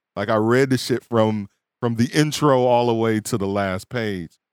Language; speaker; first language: English; native; English